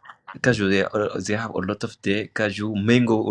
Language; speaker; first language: English; non-native, local second language; Wolof